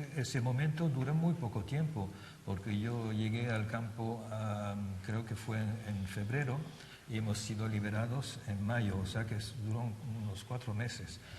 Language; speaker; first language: Spanish; non-native, fluent; German